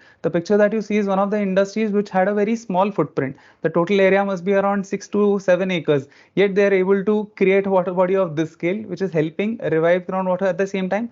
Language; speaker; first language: English; non-native, local second language; Marathi